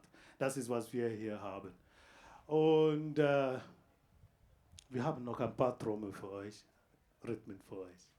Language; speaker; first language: German; non-native, fluent; Igbo